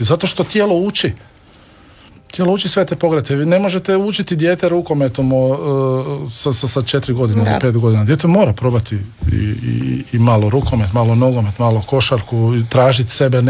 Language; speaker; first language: Serbian; native; Serbian